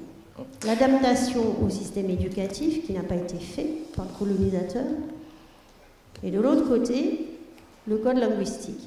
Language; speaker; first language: French; non-native, fluent; German